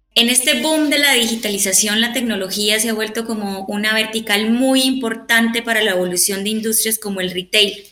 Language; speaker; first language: Spanish; native; Spanish